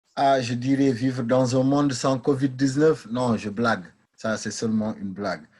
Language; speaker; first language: French; non-native, local second language; Wolof